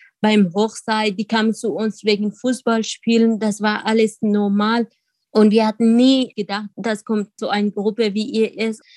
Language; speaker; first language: German; non-native, learner; Kurdish